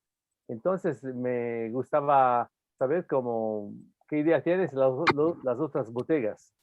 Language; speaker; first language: Spanish; non-native, fluent; Italian